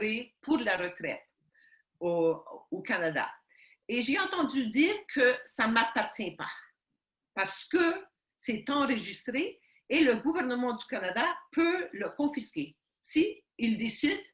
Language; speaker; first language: French; early bilingual, heritage; Ukrainian